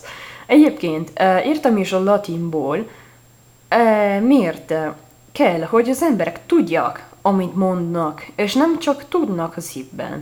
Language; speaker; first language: Hungarian; non-native, learner; Italian